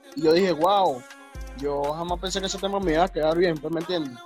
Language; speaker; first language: Spanish; native; Spanish